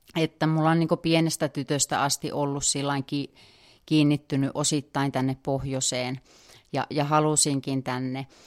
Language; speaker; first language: Finnish; native; Finnish